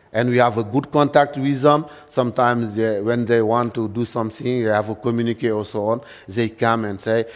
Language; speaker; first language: English; non-native, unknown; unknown